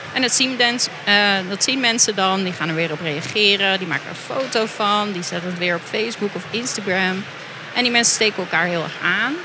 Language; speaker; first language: Dutch; native; Dutch